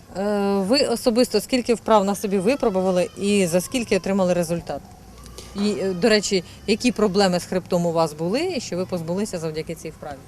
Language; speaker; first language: Ukrainian; native; Ukrainian